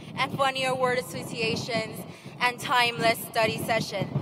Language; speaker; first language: English; early bilingual, other home language; Spanish